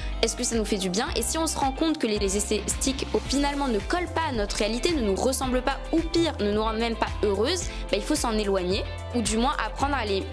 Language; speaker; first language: French; native; French